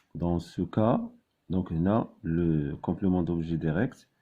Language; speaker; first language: French; non-native, local second language; Arabic